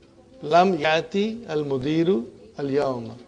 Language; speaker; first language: Arabic; non-native, fluent; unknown